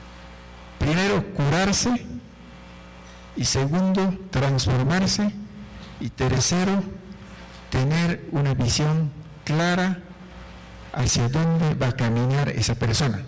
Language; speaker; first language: Spanish; non-native, local second language; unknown